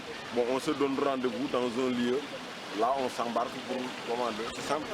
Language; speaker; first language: French; non-native, local second language; Wolof